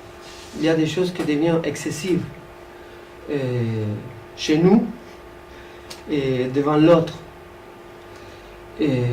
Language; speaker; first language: French; non-native, fluent; Spanish